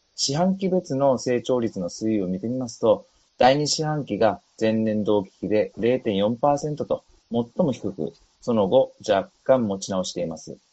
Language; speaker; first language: Japanese; native; Japanese